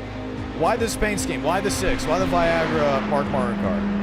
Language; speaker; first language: English; native; English